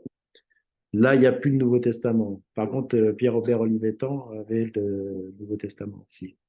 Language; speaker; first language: French; native; French